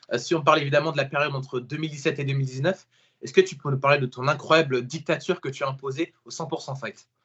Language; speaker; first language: French; native; French